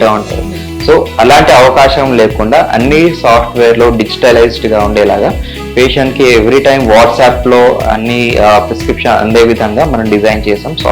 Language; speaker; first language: Telugu; native; Telugu